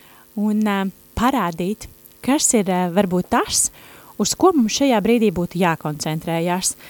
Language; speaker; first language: Latvian; native; Latvian